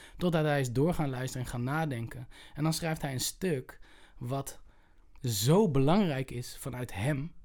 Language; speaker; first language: Dutch; native; Dutch